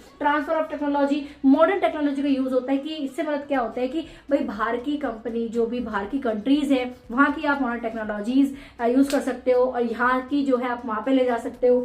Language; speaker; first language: Hindi; native; Hindi